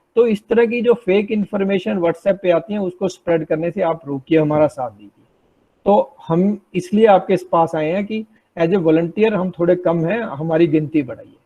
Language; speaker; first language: Hindi; non-native, local second language; Punjabi